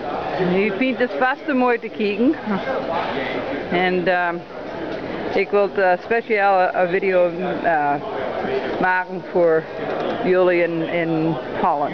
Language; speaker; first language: Dutch; early bilingual, heritage; Dutch